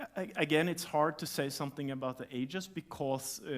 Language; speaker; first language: English; non-native, fluent; Norwegian